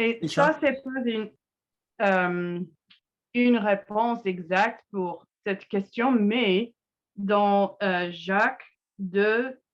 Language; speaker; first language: French; non-native, learner; English